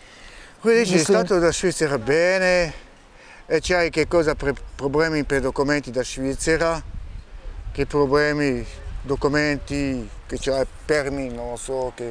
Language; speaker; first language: Italian; non-native, learner; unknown